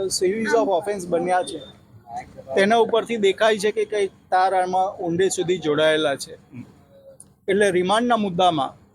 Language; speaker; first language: Gujarati; native; Gujarati